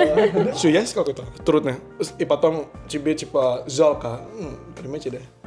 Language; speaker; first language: Russian; non-native, learner; Indonesian